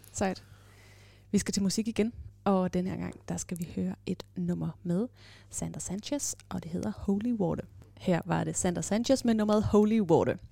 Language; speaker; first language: Danish; native; Danish